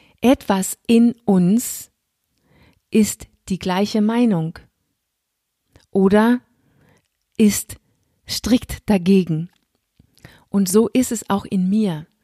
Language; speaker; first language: German; non-native, fluent; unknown